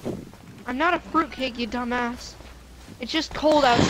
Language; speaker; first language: English; native; English